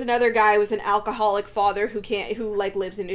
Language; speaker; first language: English; native; English